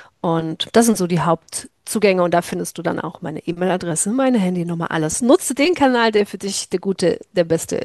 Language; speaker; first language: German; native; German